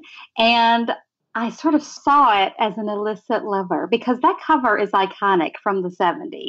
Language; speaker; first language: English; native; English